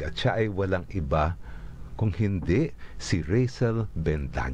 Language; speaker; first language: Filipino; native; Filipino